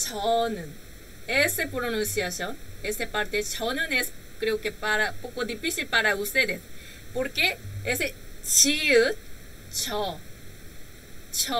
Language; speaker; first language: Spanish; non-native, learner; Korean